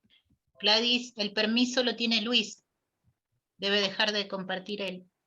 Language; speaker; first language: Spanish; native; Spanish